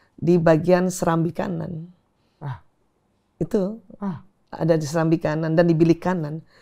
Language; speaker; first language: Indonesian; native; Indonesian